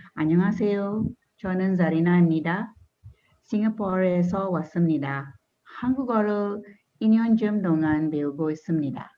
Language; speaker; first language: Korean; non-native, learner; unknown